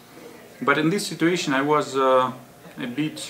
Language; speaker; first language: English; non-native, fluent; Russian